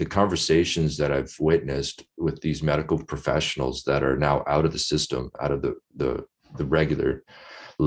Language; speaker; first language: English; native; English